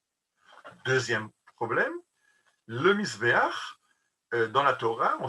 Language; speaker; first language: French; native; French